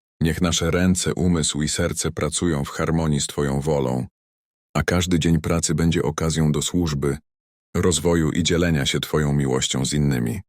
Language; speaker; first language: Polish; native; Polish